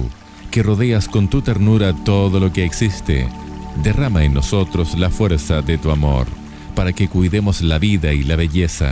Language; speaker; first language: Spanish; native; Spanish